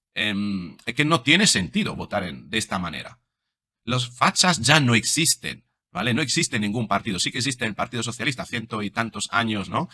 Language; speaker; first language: Spanish; non-native, fluent; Italian